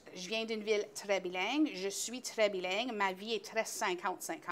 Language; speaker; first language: French; native; French